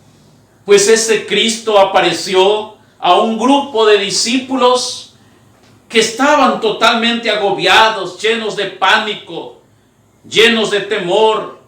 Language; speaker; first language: Spanish; native; Spanish